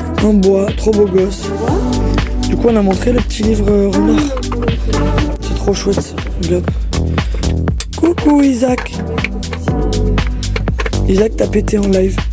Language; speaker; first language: French; native; French